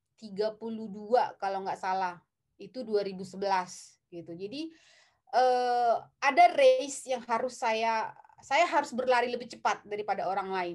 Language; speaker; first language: Indonesian; non-native, local second language; Batak Toba